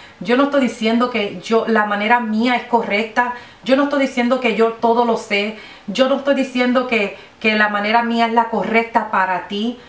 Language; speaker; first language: Spanish; early bilingual, heritage; Spanish